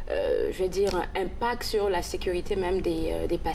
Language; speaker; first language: French; native; French